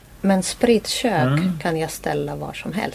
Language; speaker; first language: Swedish; non-native, learner; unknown